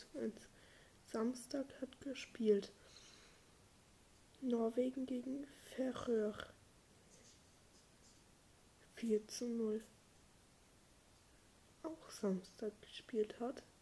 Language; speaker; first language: German; non-native, learner; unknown